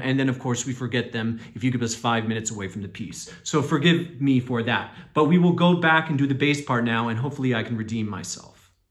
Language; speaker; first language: English; native; English